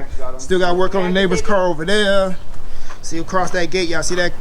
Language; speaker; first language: English; native; English